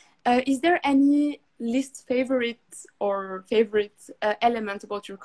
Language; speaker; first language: English; non-native, fluent; Arabic